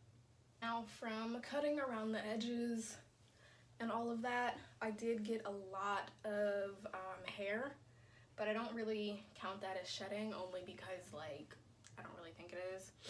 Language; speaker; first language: English; native; English